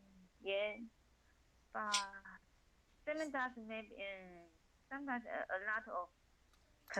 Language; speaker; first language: English; non-native, learner; Chinese